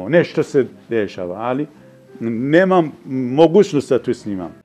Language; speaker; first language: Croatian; non-native, fluent; Persian